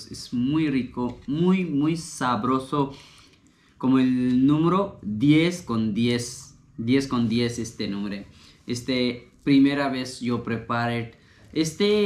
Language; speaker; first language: Spanish; non-native, learner; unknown